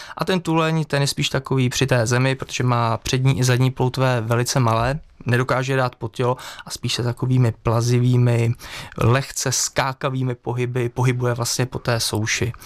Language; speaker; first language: Czech; native; Czech